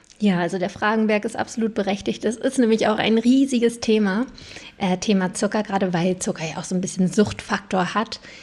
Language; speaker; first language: German; native; German